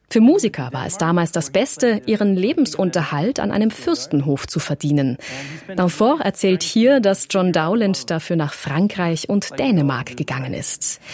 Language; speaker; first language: German; native; German